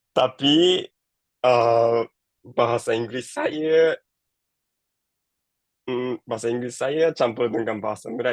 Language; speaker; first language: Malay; non-native, learner; Japanese